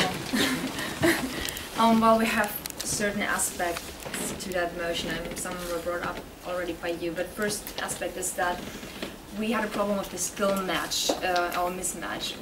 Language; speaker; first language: English; non-native, fluent; German